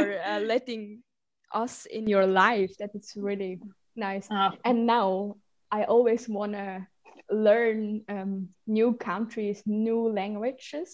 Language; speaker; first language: English; non-native, learner; Swiss German